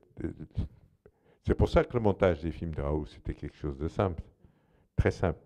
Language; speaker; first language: French; non-native, fluent; Portuguese